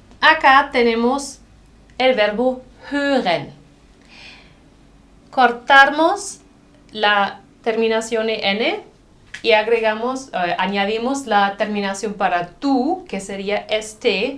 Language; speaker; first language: Spanish; non-native, fluent; German